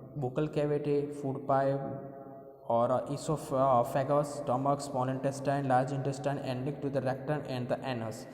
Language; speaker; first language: English; non-native, local second language; Gujarati